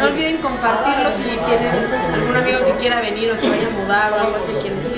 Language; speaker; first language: Spanish; native; Spanish